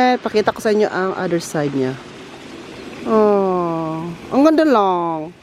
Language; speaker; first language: Filipino; non-native, local second language; Cebuano